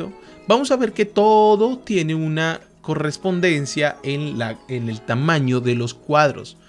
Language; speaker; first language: Spanish; native; Spanish